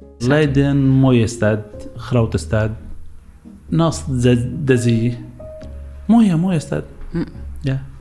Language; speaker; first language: Dutch; non-native, learner; Arabic